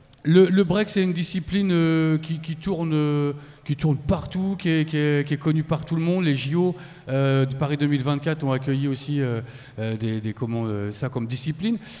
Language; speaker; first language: French; native; French